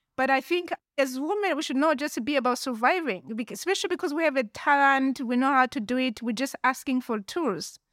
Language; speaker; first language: English; non-native, local second language; Kinyarwanda